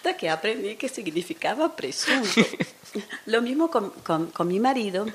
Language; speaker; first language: Spanish; non-native, fluent; Portuguese